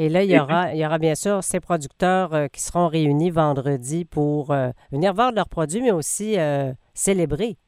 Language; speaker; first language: French; native; French